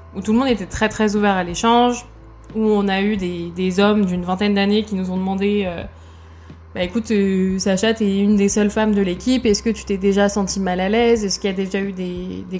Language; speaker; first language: French; native; French